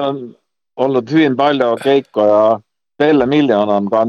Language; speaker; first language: Finnish; non-native, fluent; Estonian